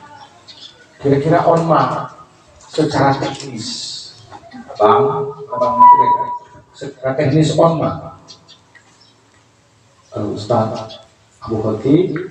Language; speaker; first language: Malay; non-native, local second language; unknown